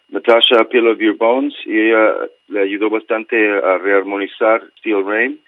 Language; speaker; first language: Spanish; early bilingual, heritage; Spanish